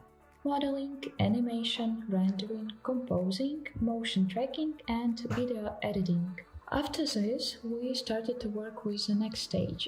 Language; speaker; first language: English; non-native, fluent; Ukrainian